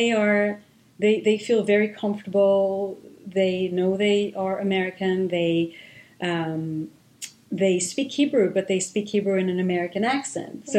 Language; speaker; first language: English; non-native, fluent; Hebrew